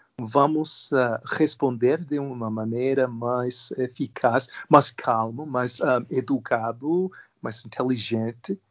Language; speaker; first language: Portuguese; non-native, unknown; English